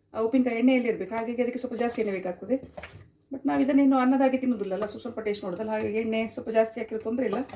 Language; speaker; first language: Kannada; non-native, local second language; Konkani